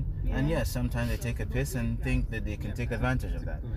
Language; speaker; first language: English; non-native, local second language; Hausa